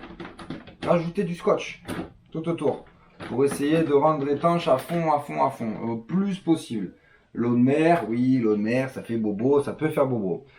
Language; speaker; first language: French; native; French